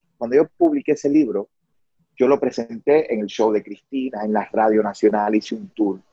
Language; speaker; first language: Spanish; native; Spanish